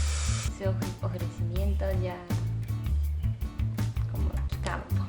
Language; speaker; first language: Spanish; non-native, learner; Japanese